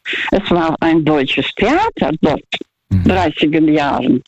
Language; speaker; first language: German; non-native, fluent; Russian